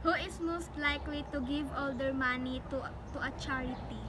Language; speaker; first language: English; non-native, local second language; Filipino